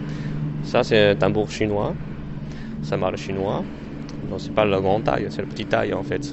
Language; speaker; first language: French; non-native, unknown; Chinese